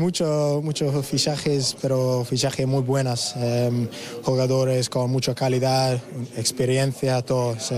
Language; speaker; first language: Spanish; non-native, learner; English